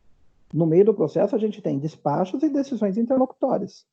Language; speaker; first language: Portuguese; native; Portuguese